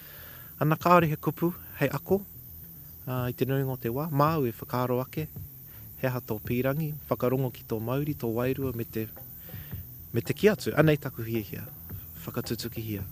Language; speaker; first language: Māori; non-native, local second language; English